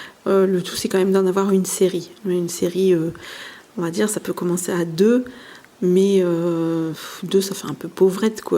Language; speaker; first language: French; native; French